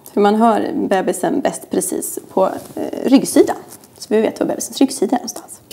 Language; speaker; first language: Swedish; native; Swedish